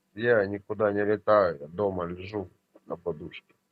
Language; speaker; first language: Russian; native; Russian